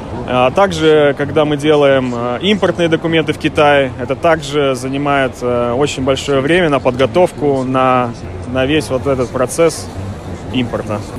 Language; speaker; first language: Russian; native; Russian